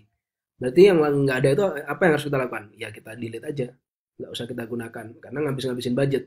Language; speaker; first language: Indonesian; native; Indonesian